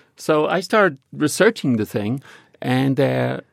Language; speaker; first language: English; native; English